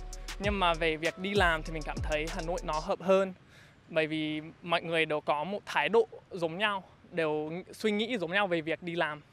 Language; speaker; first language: Vietnamese; non-native, fluent; English